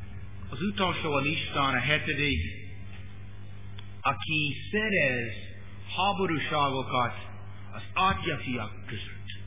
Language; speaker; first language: Hungarian; non-native, learner; English